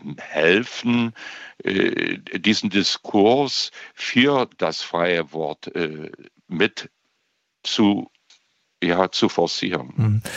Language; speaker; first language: German; native; German